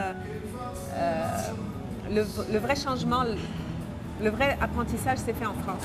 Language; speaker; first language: French; non-native, fluent; Portuguese